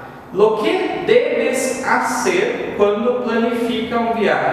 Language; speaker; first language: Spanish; non-native, fluent; Portuguese